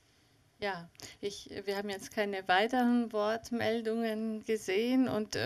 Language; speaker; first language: German; native; German